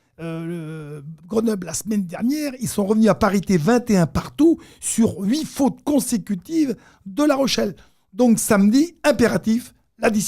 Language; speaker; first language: French; native; French